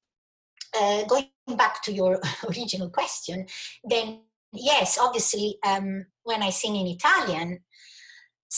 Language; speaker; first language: English; non-native, fluent; Italian